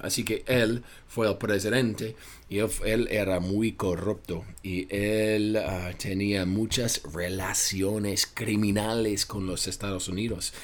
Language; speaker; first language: Spanish; non-native, fluent; English